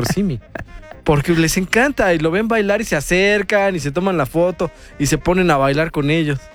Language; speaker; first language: Spanish; native; Spanish